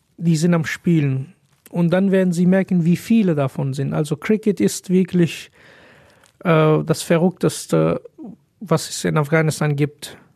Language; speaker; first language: German; non-native, fluent; Pashto